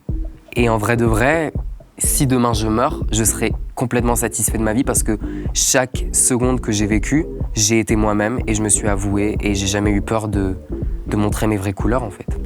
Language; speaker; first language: French; native; French